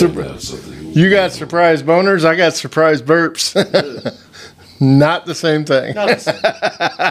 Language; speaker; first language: English; native; English